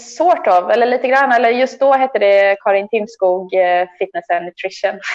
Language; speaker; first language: Swedish; native; Swedish